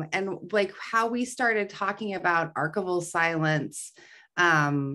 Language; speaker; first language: English; native; English